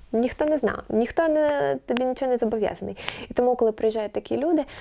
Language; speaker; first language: Ukrainian; non-native, local second language; Russian